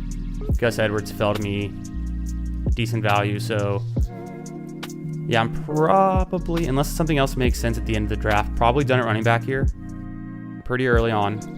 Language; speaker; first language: English; native; English